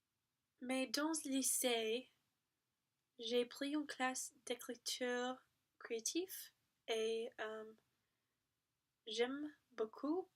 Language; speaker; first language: French; non-native, learner; English